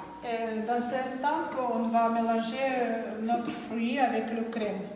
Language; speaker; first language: French; non-native, learner; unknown